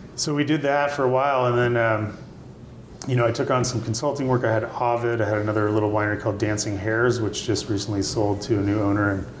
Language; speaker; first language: English; native; English